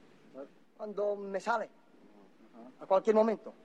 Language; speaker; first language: Spanish; non-native, local second language; Catalan